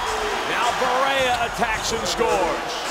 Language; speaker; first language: English; native; English